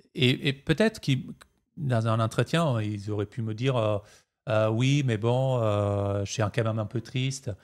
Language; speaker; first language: French; non-native, fluent; Italian